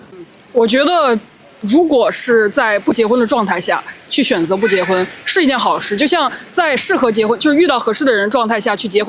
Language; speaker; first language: Chinese; native; Chinese